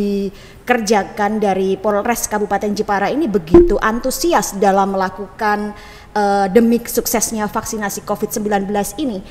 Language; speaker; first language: Indonesian; native; Indonesian